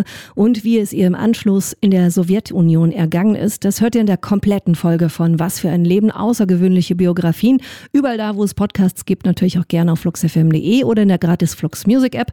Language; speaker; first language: German; native; German